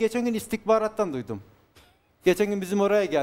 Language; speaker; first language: Turkish; native; Turkish